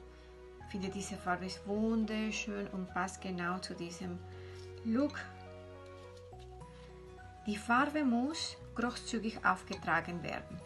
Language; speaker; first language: German; non-native, fluent; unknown